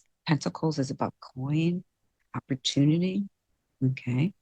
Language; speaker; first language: English; native; English